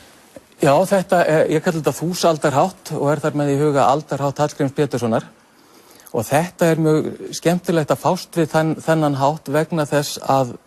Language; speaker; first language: Icelandic; native; Icelandic